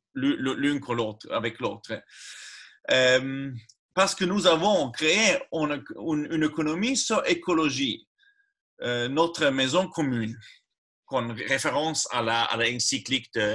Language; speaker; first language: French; non-native, learner; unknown